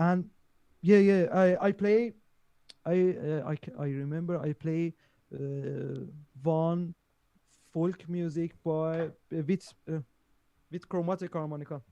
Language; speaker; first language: English; non-native, learner; Persian